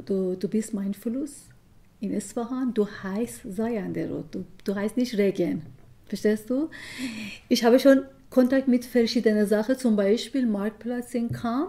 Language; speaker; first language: German; non-native, learner; Persian